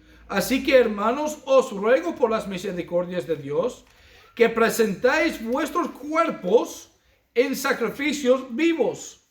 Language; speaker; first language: Spanish; non-native, fluent; English